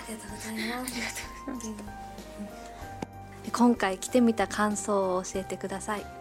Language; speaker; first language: Japanese; native; Japanese